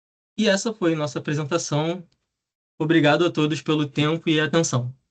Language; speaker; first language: Portuguese; native; Portuguese